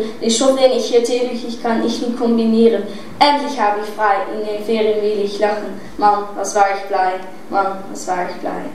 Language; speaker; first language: German; non-native, learner; Dutch